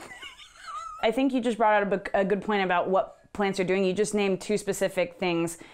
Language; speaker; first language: English; native; English